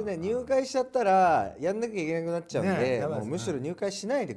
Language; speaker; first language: Japanese; native; Japanese